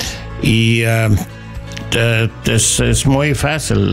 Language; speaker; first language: Spanish; non-native, learner; English